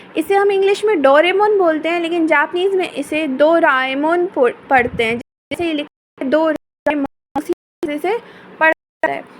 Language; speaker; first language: Hindi; native; Hindi